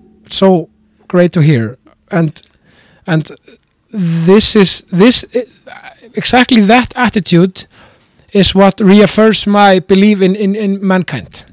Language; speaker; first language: English; non-native, fluent; Icelandic